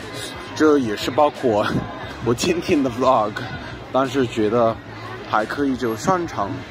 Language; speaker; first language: Chinese; non-native, learner; English